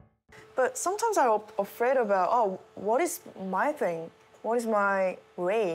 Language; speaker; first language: English; non-native, learner; Korean